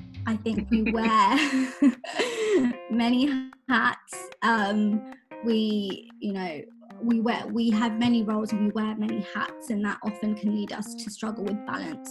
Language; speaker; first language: English; native; English